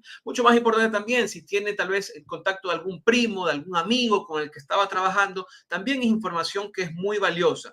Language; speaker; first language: Spanish; native; Spanish